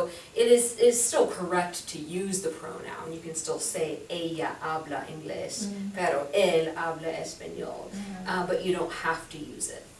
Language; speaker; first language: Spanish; non-native, fluent; English